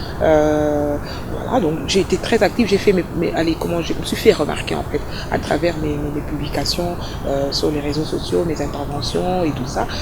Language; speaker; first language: French; native; French